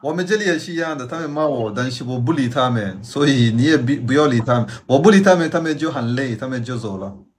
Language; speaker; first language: Chinese; non-native, fluent; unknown